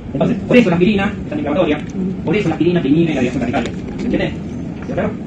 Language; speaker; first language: Spanish; native; Spanish